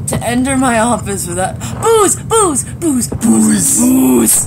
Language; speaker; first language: English; native; English